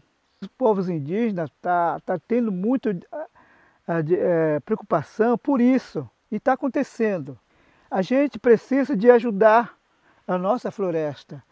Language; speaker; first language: Portuguese; non-native, local second language; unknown